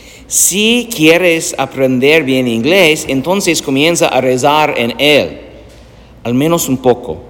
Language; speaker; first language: Spanish; non-native, learner; English